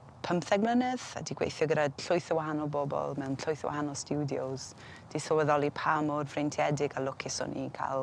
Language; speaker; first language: Welsh; native; Welsh